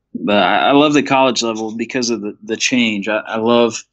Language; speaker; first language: English; native; English